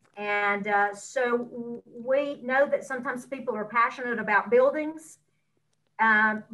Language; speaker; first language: English; native; English